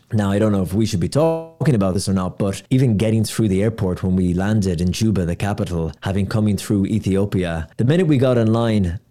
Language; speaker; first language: English; native; English